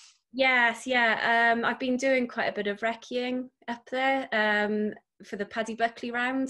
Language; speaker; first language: English; native; English